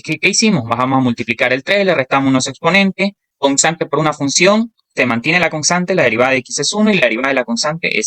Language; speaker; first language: Spanish; native; Spanish